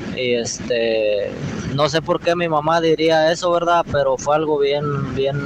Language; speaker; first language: Spanish; native; Spanish